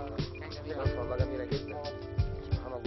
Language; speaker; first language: Arabic; native; Arabic